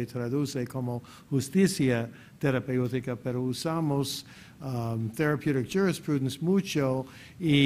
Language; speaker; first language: Spanish; non-native, fluent; English